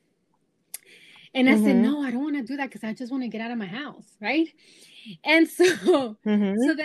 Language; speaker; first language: English; native; English